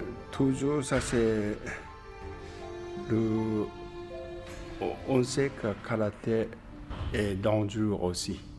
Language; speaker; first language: French; non-native, learner; Japanese